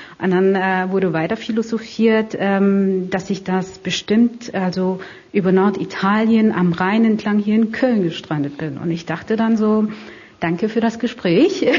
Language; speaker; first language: German; non-native, fluent; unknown